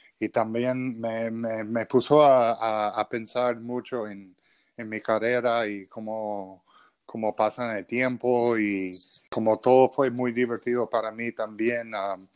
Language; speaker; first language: Spanish; early bilingual, other home language; English